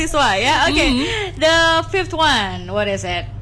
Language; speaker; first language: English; non-native, learner; Indonesian